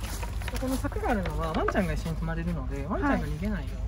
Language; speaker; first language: Japanese; native; Japanese